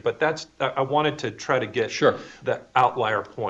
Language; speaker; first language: English; native; English